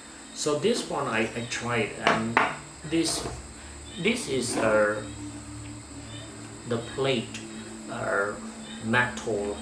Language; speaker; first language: English; non-native, learner; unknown